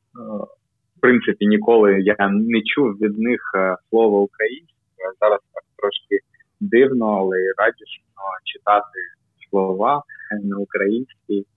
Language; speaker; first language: Ukrainian; non-native, local second language; Russian